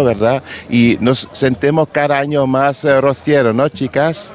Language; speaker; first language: Spanish; non-native, learner; Dutch